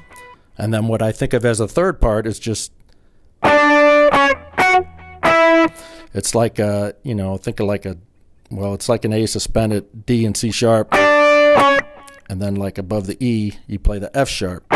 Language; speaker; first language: English; native; English